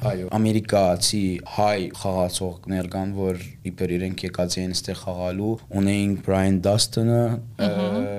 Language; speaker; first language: Armenian; early bilingual, heritage; Armenian